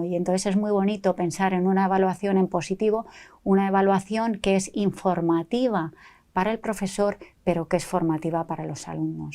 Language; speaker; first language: Spanish; native; Spanish